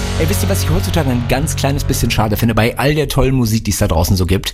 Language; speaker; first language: German; native; German